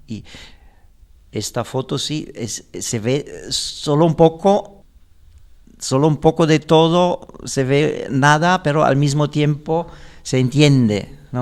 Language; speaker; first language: Spanish; non-native, fluent; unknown